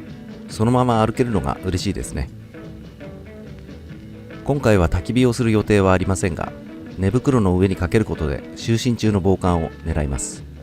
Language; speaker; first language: Japanese; native; Japanese